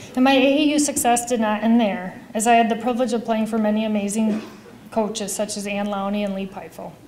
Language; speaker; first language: English; native; English